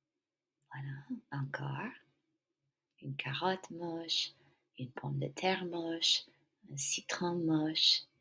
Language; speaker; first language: French; non-native, fluent; English